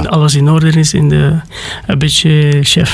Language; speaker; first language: Dutch; non-native, learner; Romanian